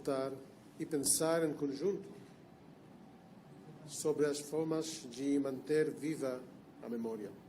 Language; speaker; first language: Portuguese; non-native, fluent; Hebrew